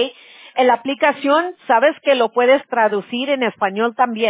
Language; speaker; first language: Spanish; early bilingual, heritage; English